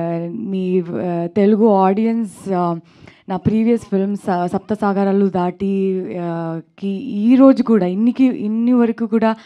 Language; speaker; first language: Telugu; non-native, learner; Kannada